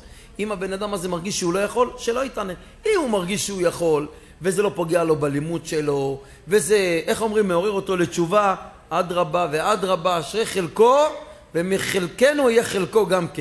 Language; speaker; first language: Hebrew; native; Hebrew